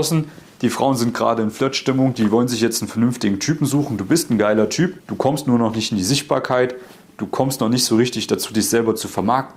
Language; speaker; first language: German; native; German